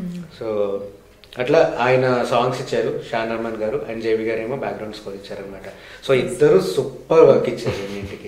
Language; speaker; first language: Telugu; native; Telugu